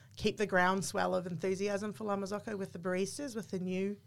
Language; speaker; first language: English; native; English